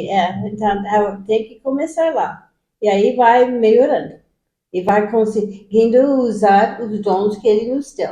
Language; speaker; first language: Portuguese; non-native, fluent; English